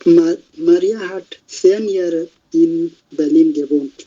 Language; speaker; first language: German; non-native, learner; Bangla